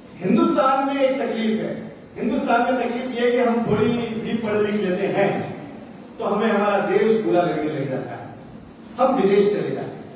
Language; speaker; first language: Hindi; native; Hindi